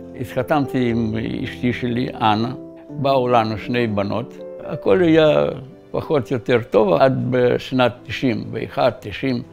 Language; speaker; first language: Hebrew; non-native, fluent; Russian